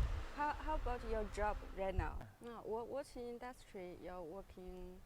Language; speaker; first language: English; non-native, learner; Chinese